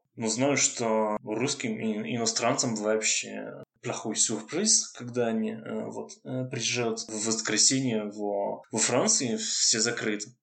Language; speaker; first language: Russian; non-native, fluent; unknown